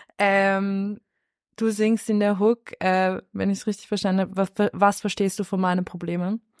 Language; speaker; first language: German; native; German